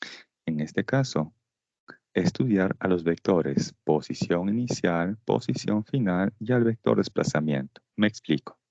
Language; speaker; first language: Spanish; native; Spanish